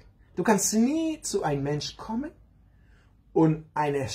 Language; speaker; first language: German; non-native, learner; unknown